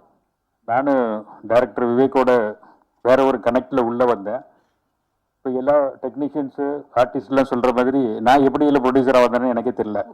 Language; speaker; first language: Tamil; non-native, fluent; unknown